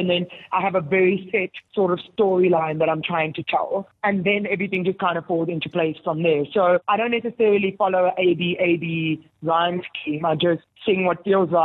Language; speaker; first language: English; native; English